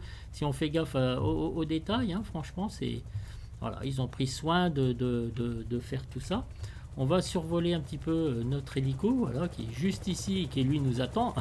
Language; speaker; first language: French; native; French